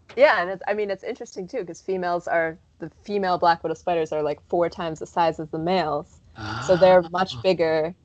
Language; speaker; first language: English; native; English